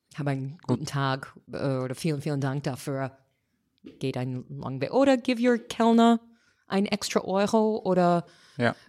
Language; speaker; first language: German; non-native, fluent; English